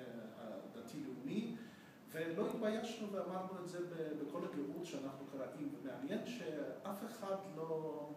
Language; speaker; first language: Hebrew; non-native, fluent; Russian